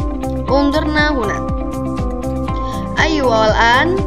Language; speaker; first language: Arabic; non-native, learner; Indonesian